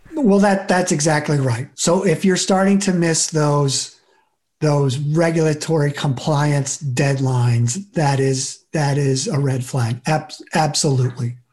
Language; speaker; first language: English; native; English